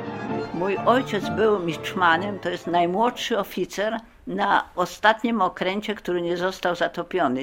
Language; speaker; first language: Polish; early bilingual, heritage; Polish